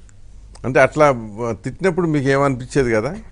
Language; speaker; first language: Telugu; native; Telugu